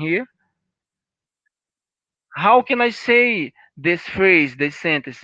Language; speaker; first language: English; non-native, learner; Portuguese